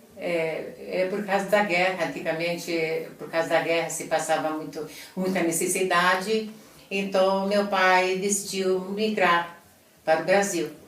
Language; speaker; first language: Portuguese; non-native, fluent; Italian